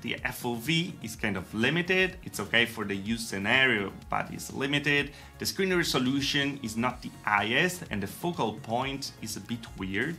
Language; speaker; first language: English; non-native, fluent; Italian